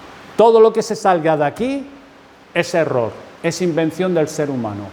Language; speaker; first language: Spanish; native; Spanish